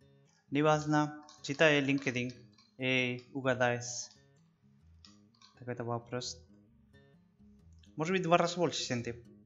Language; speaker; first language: Russian; non-native, learner; Spanish